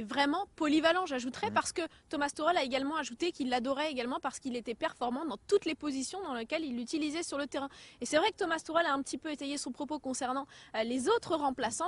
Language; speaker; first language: French; native; French